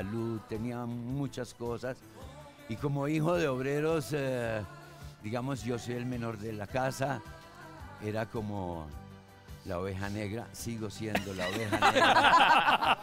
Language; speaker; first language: Spanish; early bilingual, other home language; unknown